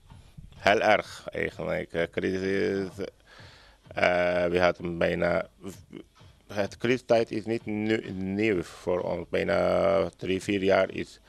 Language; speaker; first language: Dutch; non-native, learner; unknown